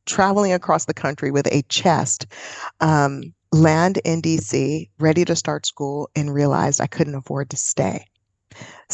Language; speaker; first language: English; native; English